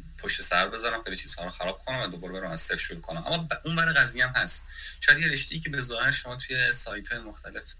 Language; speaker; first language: Persian; native; Persian